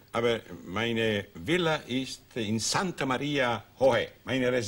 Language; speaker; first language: German; non-native, learner; Italian